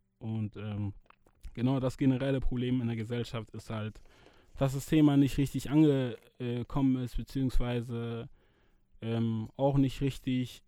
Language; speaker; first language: German; early bilingual, other home language; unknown